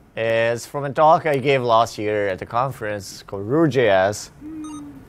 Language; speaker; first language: English; non-native, fluent; Hungarian